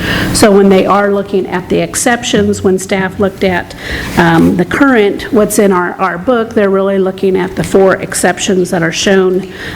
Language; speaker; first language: English; native; English